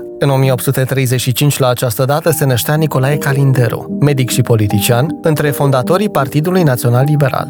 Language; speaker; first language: Romanian; native; Romanian